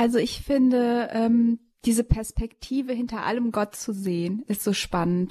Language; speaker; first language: German; early bilingual, other home language; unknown